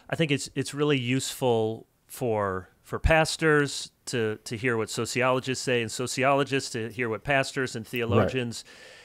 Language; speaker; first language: English; native; English